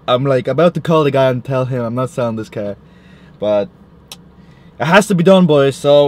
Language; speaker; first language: English; native; English